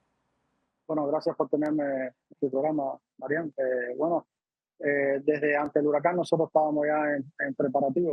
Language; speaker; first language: Spanish; native; Spanish